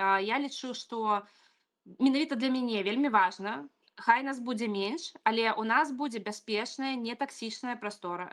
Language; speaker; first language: Belarusian; non-native, local second language; Russian